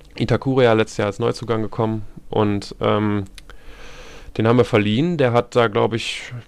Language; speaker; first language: German; native; German